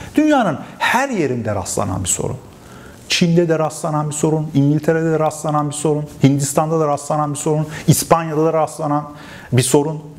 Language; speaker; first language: Turkish; native; Turkish